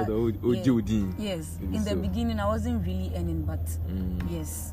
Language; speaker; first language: English; non-native, local second language; Akan